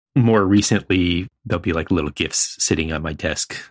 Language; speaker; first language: English; native; English